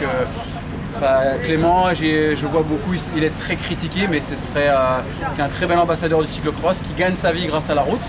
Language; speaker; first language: French; native; French